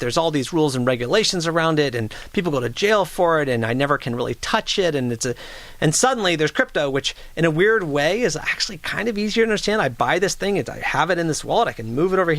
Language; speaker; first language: English; native; English